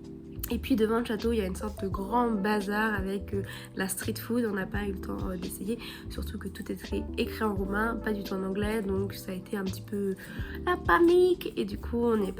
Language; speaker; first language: French; native; French